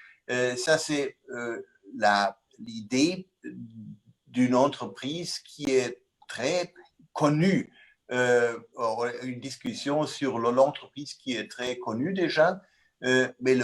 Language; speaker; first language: French; non-native, fluent; German